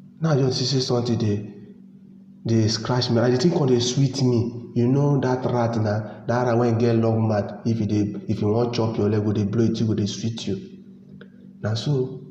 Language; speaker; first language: Nigerian Pidgin; native; Nigerian Pidgin